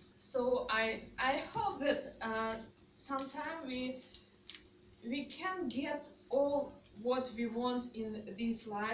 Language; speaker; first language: English; non-native, learner; Russian